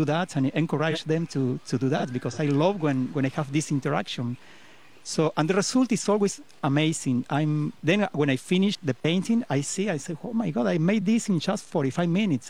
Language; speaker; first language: English; non-native, fluent; Spanish